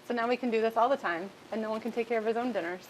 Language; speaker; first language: English; native; English